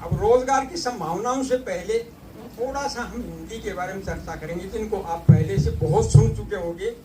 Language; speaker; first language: Hindi; native; Hindi